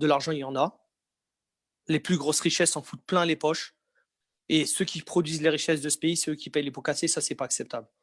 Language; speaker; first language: French; native; French